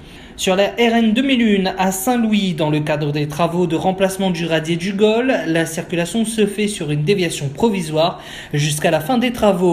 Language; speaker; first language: French; native; French